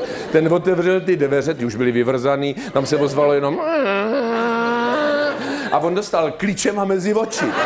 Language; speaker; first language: Czech; native; Czech